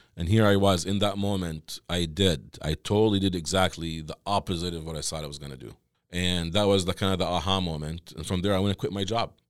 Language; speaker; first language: English; non-native, fluent; Arabic